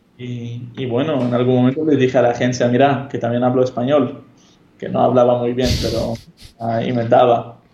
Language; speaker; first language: Spanish; non-native, fluent; Hebrew